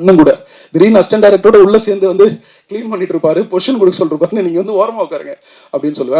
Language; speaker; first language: Tamil; native; Tamil